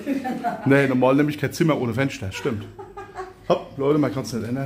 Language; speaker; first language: German; native; German